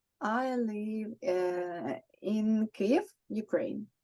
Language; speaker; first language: English; non-native, learner; Ukrainian